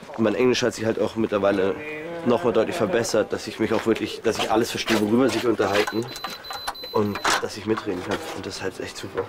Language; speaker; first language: German; native; German